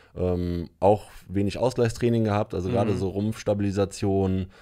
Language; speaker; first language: German; native; German